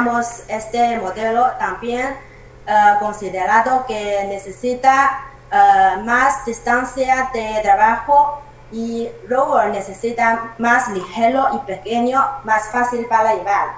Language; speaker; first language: Spanish; non-native, learner; Chinese